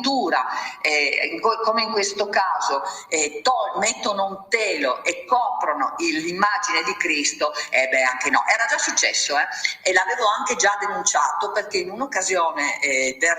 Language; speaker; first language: Italian; native; Italian